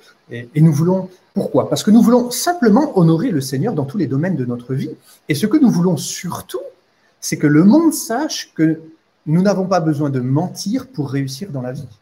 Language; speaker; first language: French; native; French